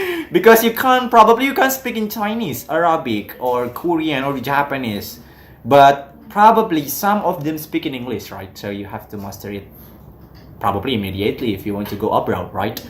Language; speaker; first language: English; non-native, fluent; Indonesian